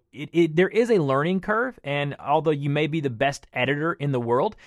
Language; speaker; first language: English; native; English